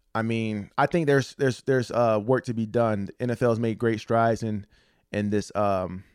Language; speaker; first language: English; native; English